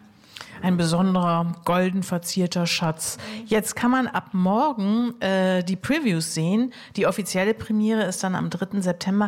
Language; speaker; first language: German; native; German